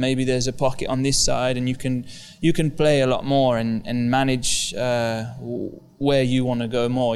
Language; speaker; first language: English; native; English